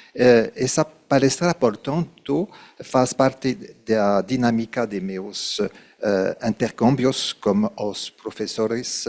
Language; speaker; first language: Portuguese; non-native, fluent; French